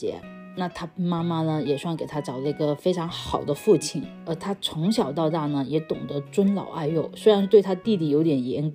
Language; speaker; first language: Chinese; non-native, local second language; Cantonese